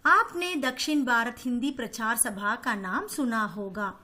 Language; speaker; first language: Hindi; non-native, local second language; Tamil